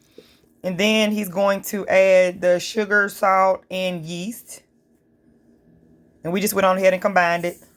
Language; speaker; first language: English; native; English